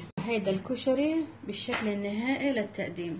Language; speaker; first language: Arabic; native; Arabic